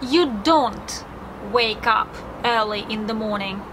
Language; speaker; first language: English; non-native, fluent; Russian